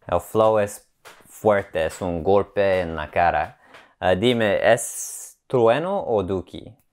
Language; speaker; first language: Spanish; non-native, learner; English